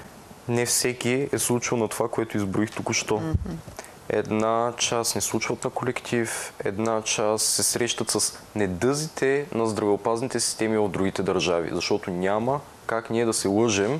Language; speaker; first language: Bulgarian; native; Bulgarian